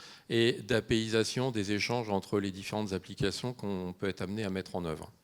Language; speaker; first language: French; native; French